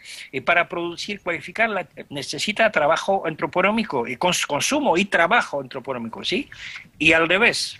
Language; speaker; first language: Spanish; non-native, fluent; French